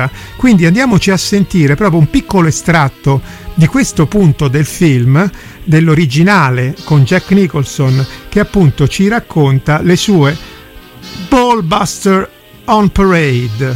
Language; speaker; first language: Italian; native; Italian